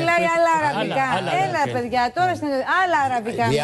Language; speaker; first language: Greek; native; Greek